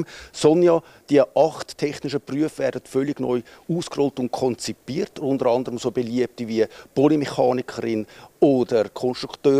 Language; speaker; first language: German; native; German